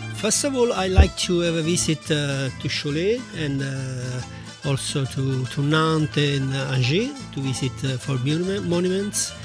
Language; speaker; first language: English; non-native, learner; Italian